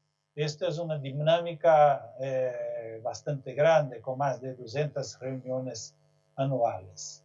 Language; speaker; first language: Spanish; non-native, fluent; Portuguese